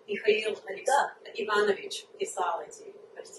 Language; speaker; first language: Russian; early bilingual, heritage; Russian